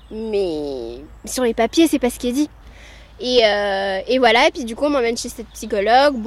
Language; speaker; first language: French; early bilingual, other home language; Amharic